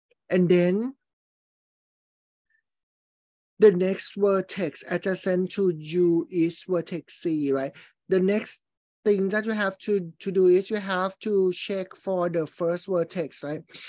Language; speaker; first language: English; non-native, fluent; Thai